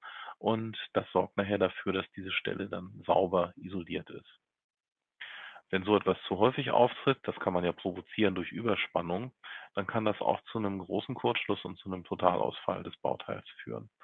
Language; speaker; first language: German; native; German